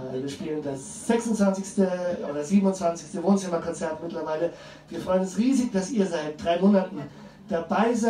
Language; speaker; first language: German; native; German